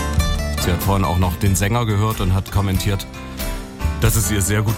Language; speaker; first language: German; native; German